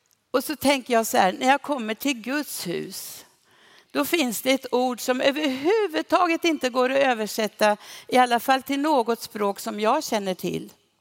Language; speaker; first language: Swedish; non-native, fluent; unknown